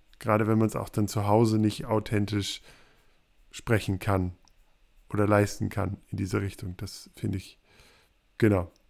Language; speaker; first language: German; native; German